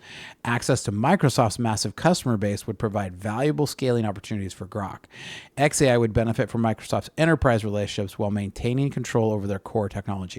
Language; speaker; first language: English; native; English